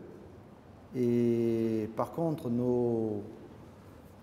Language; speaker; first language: French; native; French